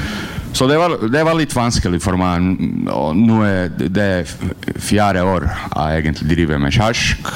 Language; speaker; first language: Norwegian; non-native, learner; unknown